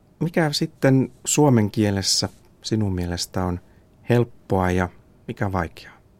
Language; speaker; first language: Finnish; native; Finnish